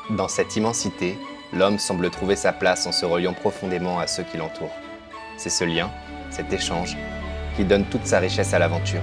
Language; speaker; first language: French; native; French